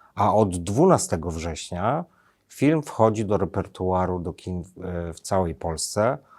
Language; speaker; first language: Polish; native; Polish